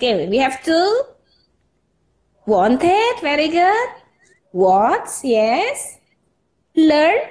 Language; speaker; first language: English; non-native, fluent; Indonesian